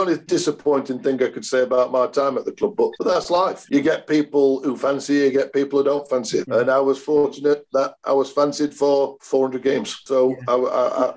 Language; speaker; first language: English; native; English